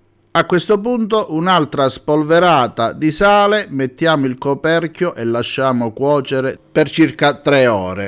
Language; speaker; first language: Italian; native; Italian